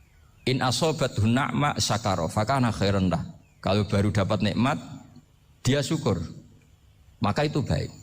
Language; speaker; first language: Indonesian; non-native, local second language; Javanese